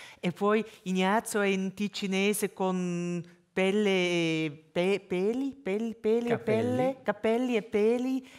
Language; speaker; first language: Italian; non-native, local second language; German